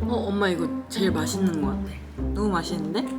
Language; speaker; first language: Korean; early bilingual, heritage; Korean